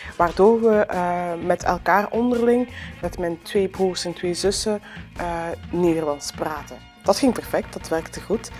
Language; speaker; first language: Dutch; early bilingual, other home language; Wolof